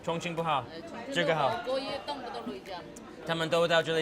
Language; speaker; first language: Chinese; non-native, learner; English